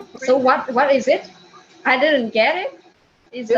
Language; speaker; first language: English; non-native, learner; Vietnamese